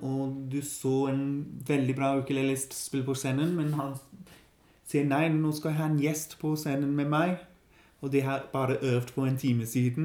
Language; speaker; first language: Norwegian; non-native, learner; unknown